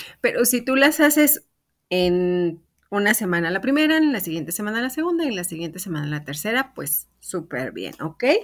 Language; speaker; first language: Spanish; native; Spanish